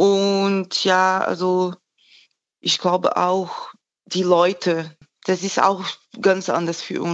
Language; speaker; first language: German; non-native, fluent; Portuguese